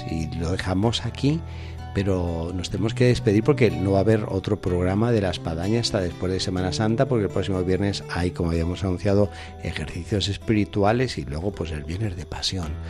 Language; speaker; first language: Spanish; native; Spanish